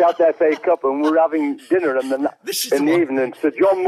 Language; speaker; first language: English; native; English